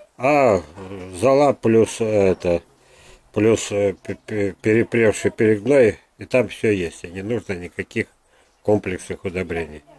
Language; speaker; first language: Russian; native; Russian